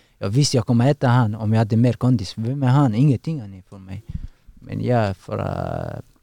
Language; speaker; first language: Swedish; non-native, learner; Persian